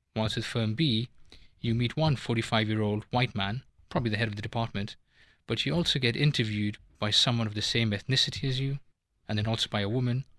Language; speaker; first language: English; native; English